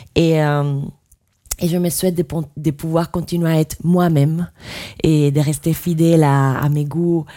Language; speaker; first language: French; non-native, fluent; Spanish